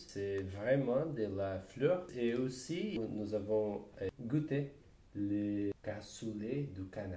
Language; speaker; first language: French; non-native, learner; Portuguese